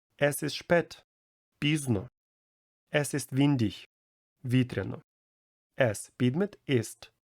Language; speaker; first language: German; non-native, fluent; Ukrainian